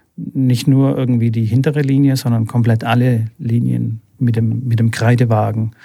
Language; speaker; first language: German; early bilingual, other home language; Bulgarian